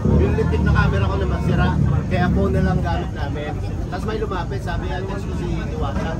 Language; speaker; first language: Filipino; native; Filipino